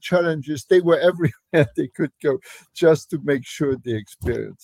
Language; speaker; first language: English; non-native, fluent; Luxembourgish